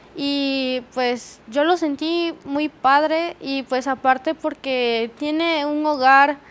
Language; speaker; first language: Spanish; native; Spanish